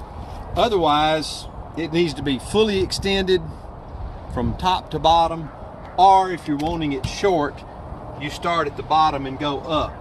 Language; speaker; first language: English; native; English